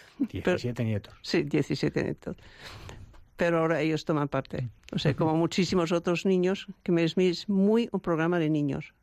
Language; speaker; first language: Spanish; non-native, fluent; German